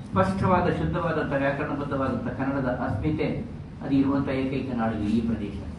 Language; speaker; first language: Kannada; non-native, local second language; Tulu